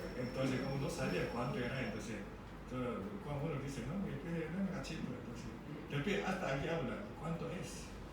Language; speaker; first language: Spanish; non-native, fluent; Korean